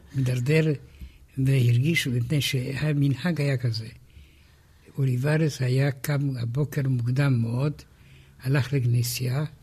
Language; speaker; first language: Hebrew; non-native, fluent; Romanian